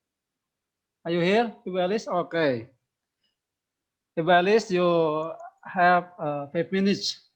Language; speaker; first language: English; non-native, local second language; Indonesian